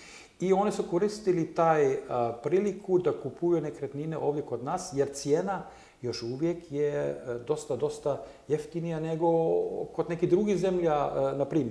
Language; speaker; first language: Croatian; non-native, learner; German